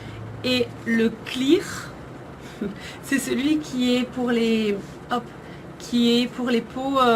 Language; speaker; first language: French; native; French